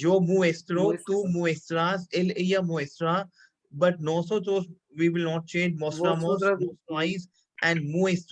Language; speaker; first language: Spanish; non-native, fluent; Hindi